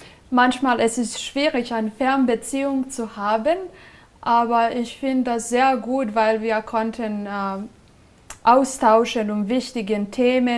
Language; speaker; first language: German; non-native, fluent; Serbian